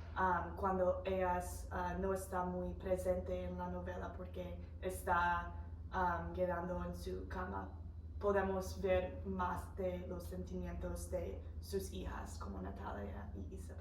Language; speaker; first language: Spanish; non-native, fluent; English